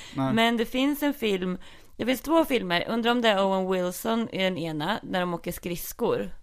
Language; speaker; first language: Swedish; native; Swedish